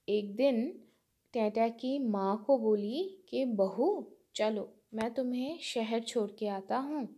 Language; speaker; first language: Hindi; non-native, local second language; Bangla